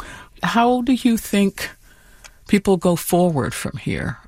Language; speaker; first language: English; native; English